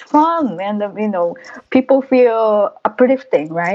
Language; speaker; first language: English; non-native, fluent; Japanese